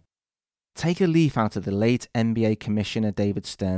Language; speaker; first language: English; native; English